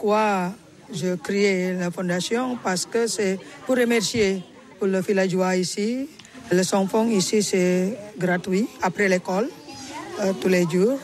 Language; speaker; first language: French; non-native, learner; Balinese